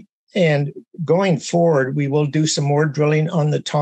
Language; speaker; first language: English; native; English